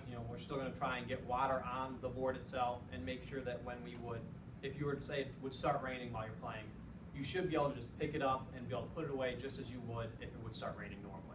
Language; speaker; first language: English; native; English